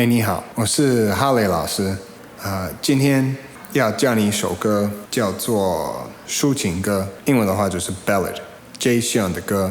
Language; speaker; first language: Chinese; non-native, fluent; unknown